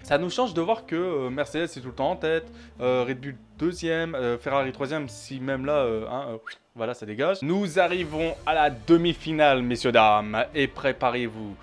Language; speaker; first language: French; native; French